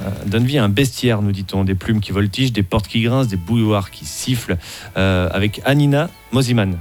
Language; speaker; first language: French; native; French